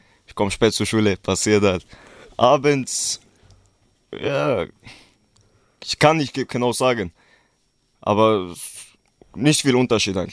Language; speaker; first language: German; early bilingual, other home language; Kurdish